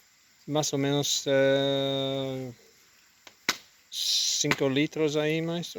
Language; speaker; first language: Spanish; non-native, learner; English